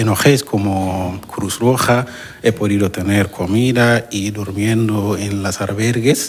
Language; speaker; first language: Spanish; non-native, learner; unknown